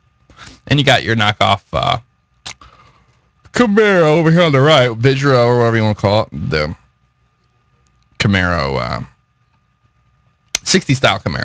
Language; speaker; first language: English; native; English